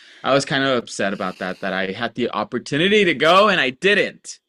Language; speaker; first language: English; early bilingual, other home language; Spanish